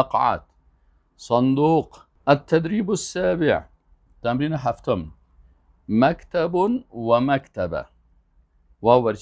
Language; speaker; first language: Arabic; non-native, fluent; Persian